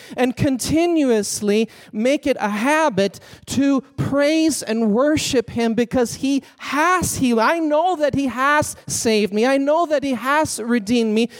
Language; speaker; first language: English; non-native, fluent; Swedish